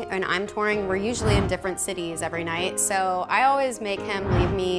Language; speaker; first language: English; native; English